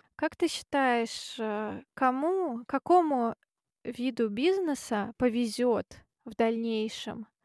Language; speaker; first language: Russian; native; Russian